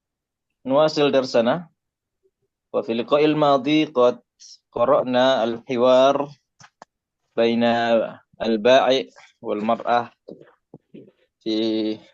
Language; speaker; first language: Arabic; non-native, fluent; Indonesian